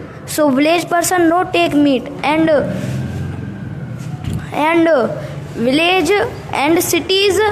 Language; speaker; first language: English; non-native, local second language; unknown